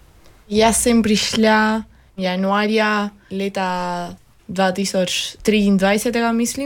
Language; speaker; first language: Slovenian; early bilingual, heritage; Spanish